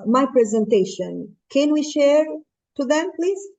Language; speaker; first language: English; non-native, fluent; Albanian